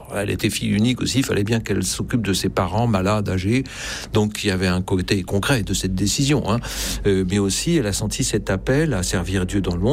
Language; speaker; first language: French; native; French